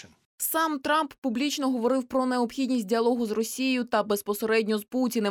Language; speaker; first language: Ukrainian; native; Ukrainian